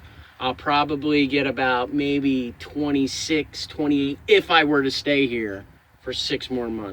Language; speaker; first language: English; native; English